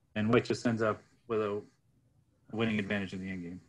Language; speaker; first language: English; native; English